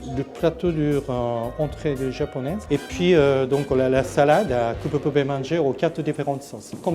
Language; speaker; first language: French; non-native, learner; Japanese